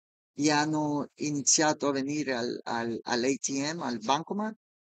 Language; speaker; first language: Italian; non-native, fluent; Spanish